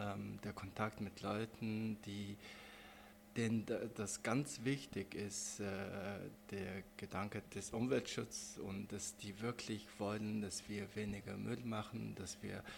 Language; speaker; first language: German; non-native, fluent; Mongolian